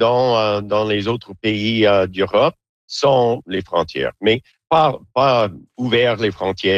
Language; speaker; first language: French; non-native, learner; English